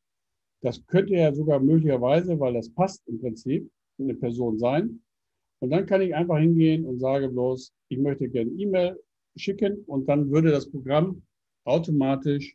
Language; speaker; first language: German; native; German